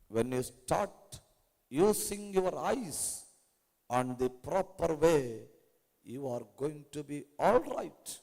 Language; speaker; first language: English; non-native, local second language; Tamil